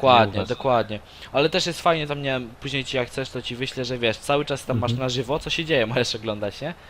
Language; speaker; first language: Polish; native; Polish